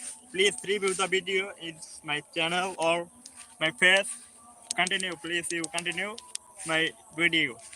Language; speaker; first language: English; non-native, local second language; Bangla